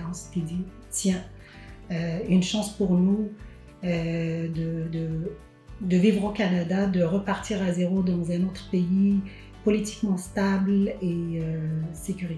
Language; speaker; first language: French; non-native, local second language; Arabic